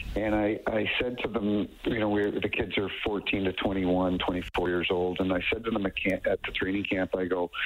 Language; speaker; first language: English; native; English